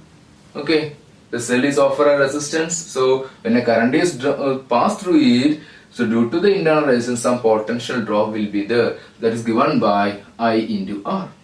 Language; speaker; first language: English; non-native, local second language; Malayalam